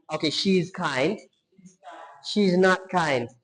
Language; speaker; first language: English; non-native, local second language; Amharic